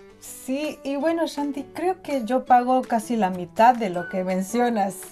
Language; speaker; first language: Spanish; non-native, fluent; Chinese